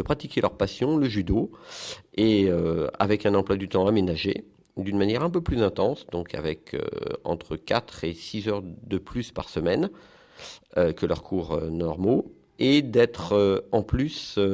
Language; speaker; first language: French; native; French